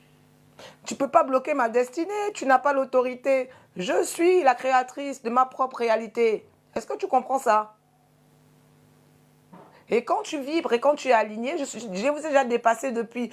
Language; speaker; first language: French; native; French